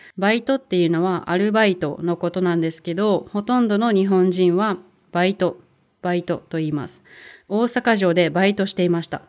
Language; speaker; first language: Japanese; native; Japanese